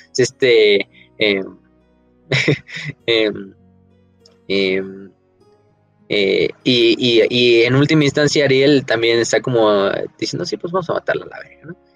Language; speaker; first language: Spanish; native; Spanish